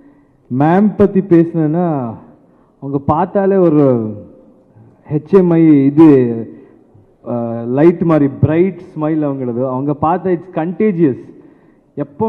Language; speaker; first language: Tamil; non-native, learner; Kannada